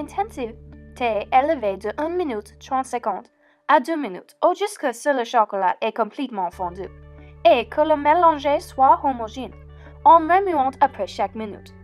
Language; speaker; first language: French; non-native, learner; English